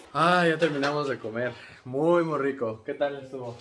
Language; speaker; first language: Spanish; native; Spanish